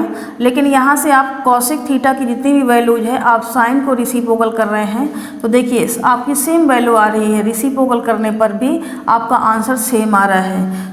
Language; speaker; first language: Hindi; native; Hindi